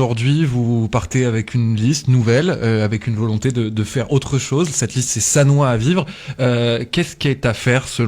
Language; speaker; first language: French; native; French